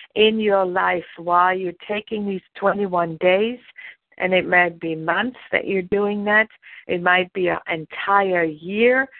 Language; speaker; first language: English; non-native, fluent; German